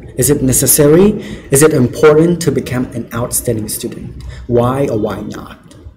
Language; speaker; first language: English; non-native, learner; Khmer